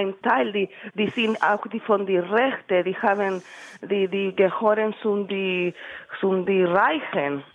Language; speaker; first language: German; non-native, learner; Spanish